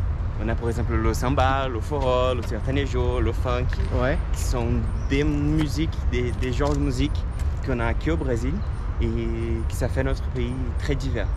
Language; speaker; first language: French; non-native, fluent; Portuguese